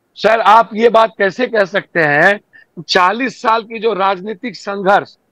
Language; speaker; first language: Hindi; native; Hindi